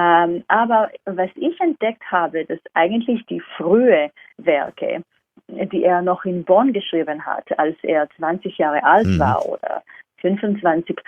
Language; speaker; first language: German; non-native, fluent; Hebrew